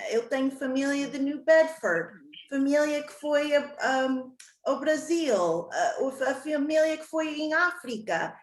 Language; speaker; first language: Portuguese; early bilingual, heritage; Portuguese